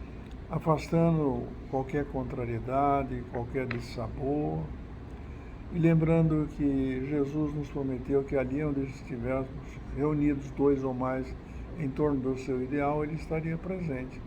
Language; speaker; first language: Portuguese; native; Portuguese